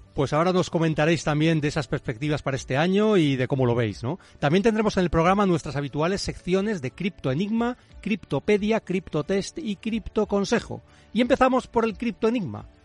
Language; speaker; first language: Spanish; native; Spanish